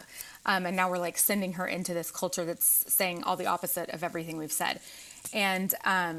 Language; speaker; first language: English; native; English